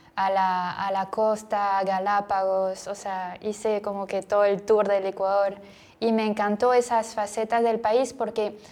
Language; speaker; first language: Spanish; non-native, fluent; French